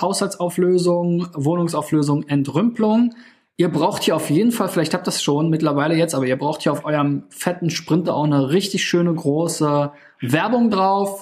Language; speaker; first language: German; native; German